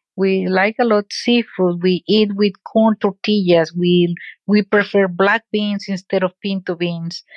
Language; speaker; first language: English; non-native, fluent; Spanish